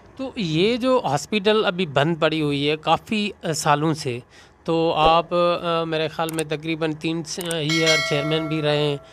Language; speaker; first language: Urdu; non-native, local second language; Sindhi